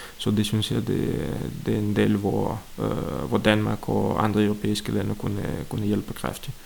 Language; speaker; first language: Danish; non-native, fluent; Russian